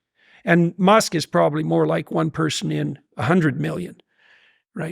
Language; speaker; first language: English; native; English